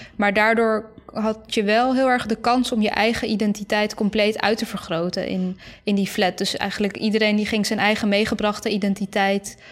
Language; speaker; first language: Dutch; early bilingual, other home language; Bosnian